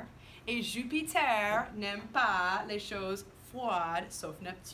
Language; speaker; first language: French; non-native, fluent; English